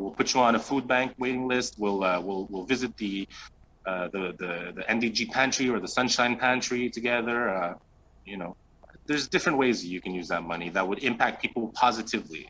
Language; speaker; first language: English; native; English